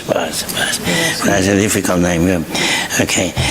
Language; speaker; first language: English; non-native, fluent; Catalan